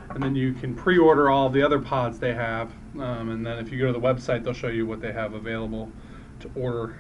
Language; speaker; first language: English; native; English